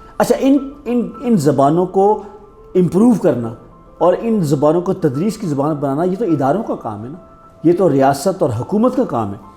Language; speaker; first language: Urdu; native; Urdu